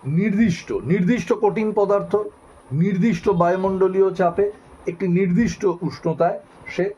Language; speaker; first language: Bangla; native; Bangla